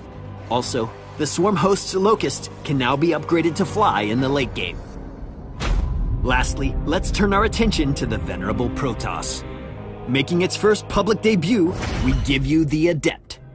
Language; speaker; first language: English; native; English